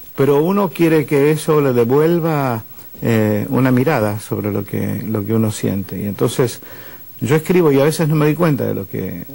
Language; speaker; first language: Spanish; native; Spanish